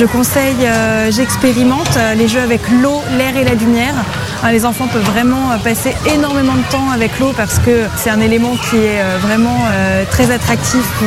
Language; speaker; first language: French; native; French